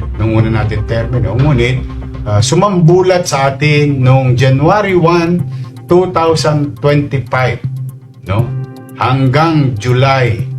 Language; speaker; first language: Filipino; native; Filipino